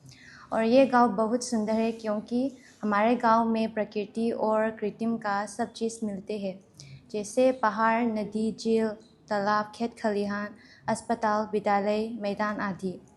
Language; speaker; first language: Hindi; non-native, learner; Manipuri